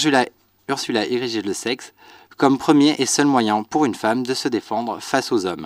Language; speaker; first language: French; native; French